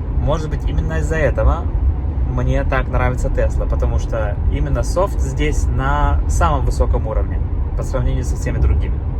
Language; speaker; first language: Russian; native; Russian